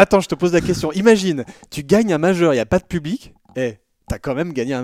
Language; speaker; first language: French; native; French